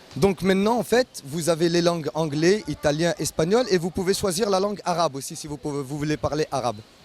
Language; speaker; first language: French; early bilingual, other home language; Arabic